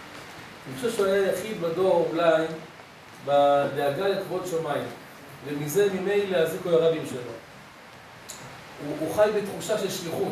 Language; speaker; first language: Hebrew; native; Hebrew